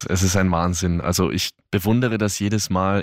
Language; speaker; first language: German; native; German